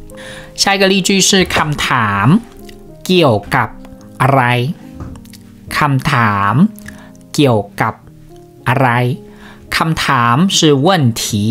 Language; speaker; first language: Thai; non-native, fluent; Chinese